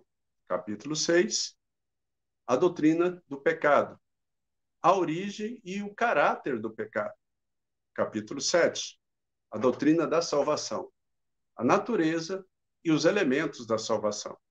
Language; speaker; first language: Portuguese; native; Portuguese